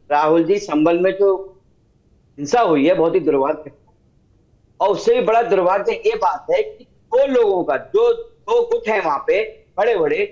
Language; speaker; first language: Hindi; native; Hindi